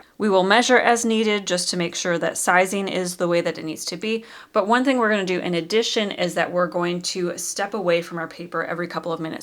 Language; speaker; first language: English; native; English